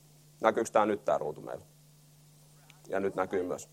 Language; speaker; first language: Finnish; native; Finnish